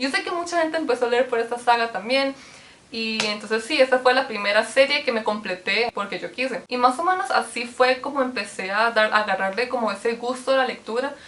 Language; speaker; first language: Spanish; early bilingual, other home language; Korean